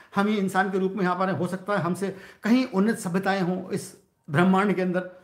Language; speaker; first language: Hindi; native; Hindi